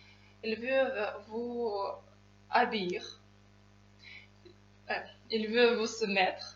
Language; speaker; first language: French; non-native, fluent; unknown